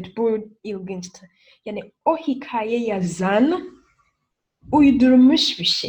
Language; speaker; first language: Turkish; non-native, learner; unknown